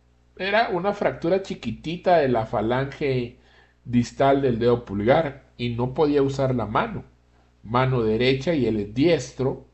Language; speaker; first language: Spanish; native; Spanish